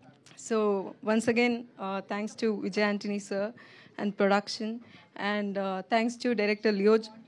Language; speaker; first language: Telugu; non-native, learner; Tamil